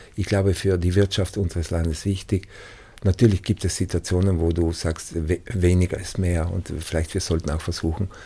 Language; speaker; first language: German; native; German